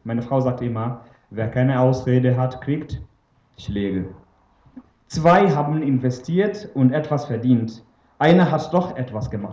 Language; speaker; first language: German; non-native, fluent; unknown